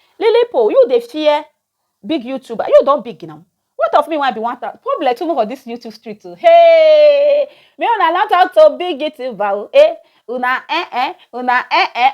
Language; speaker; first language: Nigerian Pidgin; native; Nigerian Pidgin